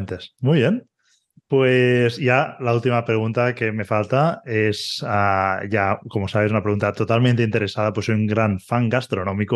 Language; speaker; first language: Spanish; native; Spanish